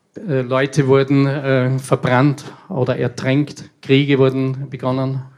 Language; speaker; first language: German; native; German